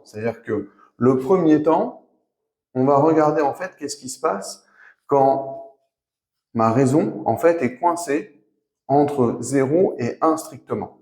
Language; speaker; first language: French; native; French